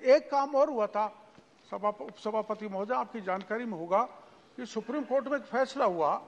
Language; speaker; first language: Hindi; native; Hindi